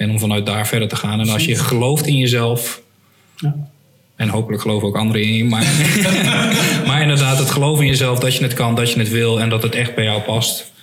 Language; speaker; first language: Dutch; native; Dutch